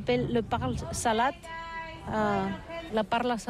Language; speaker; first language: French; non-native, learner; Catalan